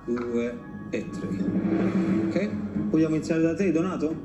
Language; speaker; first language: Italian; native; Italian